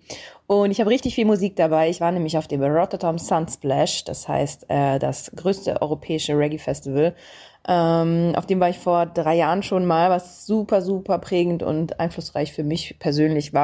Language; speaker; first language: German; native; German